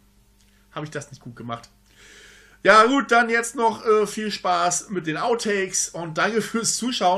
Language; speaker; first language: German; native; German